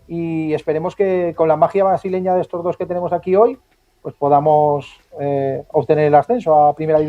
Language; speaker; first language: Spanish; native; Spanish